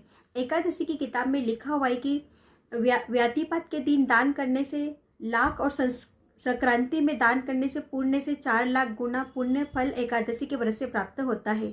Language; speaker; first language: Hindi; native; Hindi